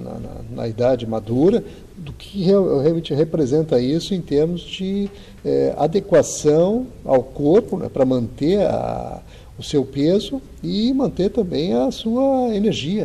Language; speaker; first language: Portuguese; native; Portuguese